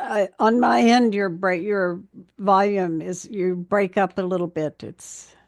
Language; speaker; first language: English; native; English